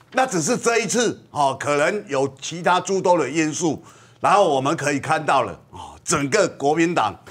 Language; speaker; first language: Chinese; native; Chinese